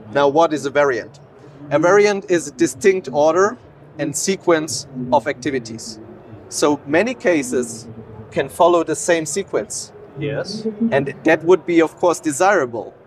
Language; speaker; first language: English; non-native, fluent; German